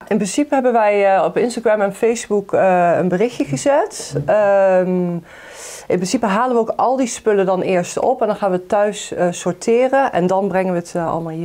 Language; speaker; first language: Dutch; native; Dutch